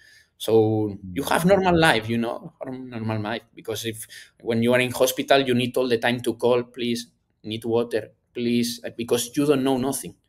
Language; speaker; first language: English; non-native, learner; Spanish